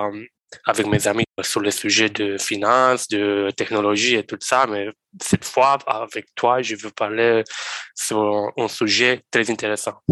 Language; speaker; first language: French; non-native, learner; Romanian